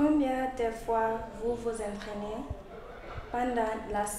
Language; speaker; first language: French; non-native, learner; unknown